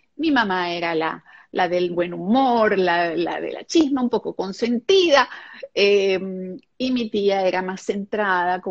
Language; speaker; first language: Spanish; non-native, local second language; German